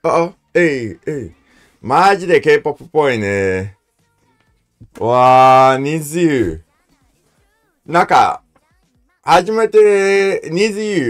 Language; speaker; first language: Japanese; non-native, learner; English